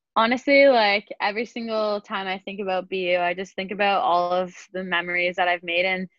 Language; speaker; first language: English; native; English